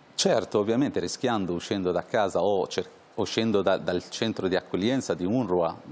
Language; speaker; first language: Italian; non-native, fluent; Arabic